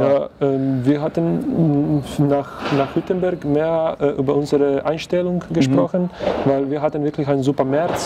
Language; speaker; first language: German; non-native, fluent; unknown